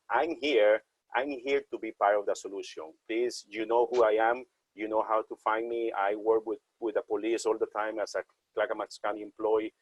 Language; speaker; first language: English; non-native, fluent; Spanish